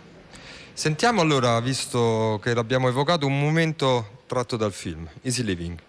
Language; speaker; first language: Italian; native; Italian